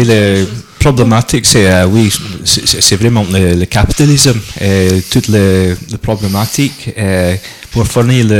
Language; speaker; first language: French; non-native, learner; English